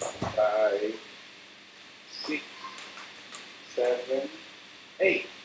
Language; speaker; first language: English; non-native, learner; Chinese